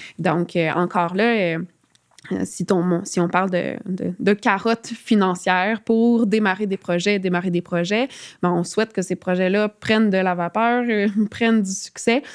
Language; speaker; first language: French; native; French